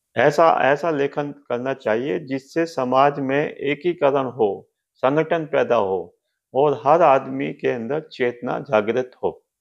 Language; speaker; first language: Hindi; native; Hindi